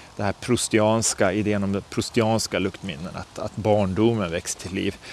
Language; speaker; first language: Swedish; native; Swedish